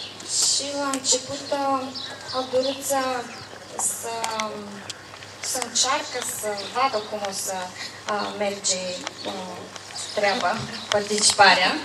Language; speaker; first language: Romanian; non-native, fluent; Bulgarian